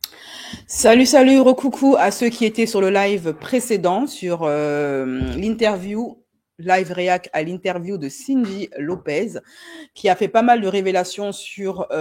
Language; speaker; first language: French; native; French